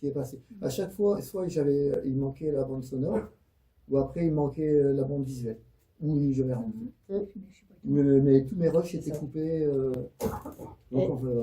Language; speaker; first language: French; native; French